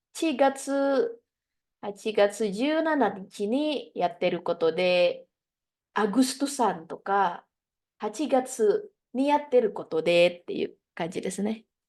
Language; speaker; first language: Japanese; non-native, fluent; Indonesian